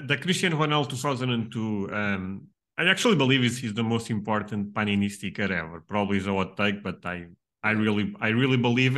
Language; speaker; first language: English; non-native, fluent; Portuguese